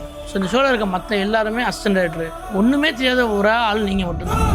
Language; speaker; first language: Tamil; native; Tamil